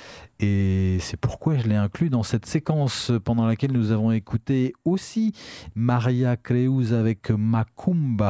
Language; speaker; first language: French; native; French